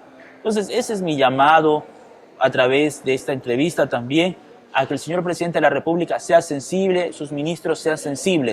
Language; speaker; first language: Spanish; native; Spanish